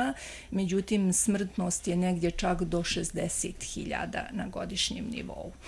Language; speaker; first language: Croatian; native; Croatian